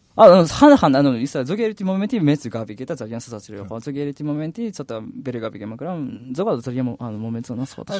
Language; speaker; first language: Georgian; non-native, learner; Japanese